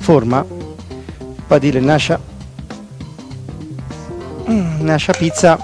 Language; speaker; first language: Russian; non-native, learner; Italian